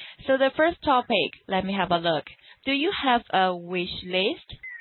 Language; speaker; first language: English; non-native, fluent; Chinese